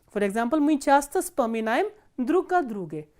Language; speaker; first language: Russian; non-native, fluent; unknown